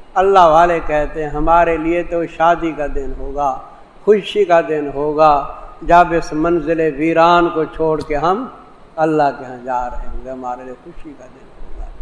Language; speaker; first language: Urdu; non-native, local second language; Saraiki